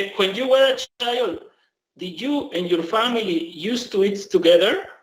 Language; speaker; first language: English; non-native, fluent; Spanish